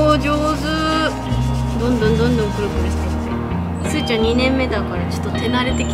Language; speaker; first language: Japanese; native; Japanese